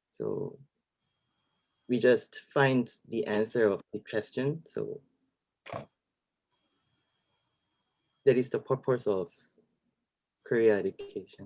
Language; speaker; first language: English; non-native, learner; Korean